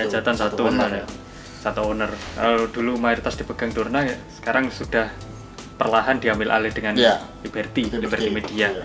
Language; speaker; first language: Indonesian; native; Indonesian